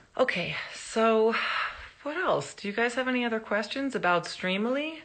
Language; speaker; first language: English; early bilingual, other home language; Spanish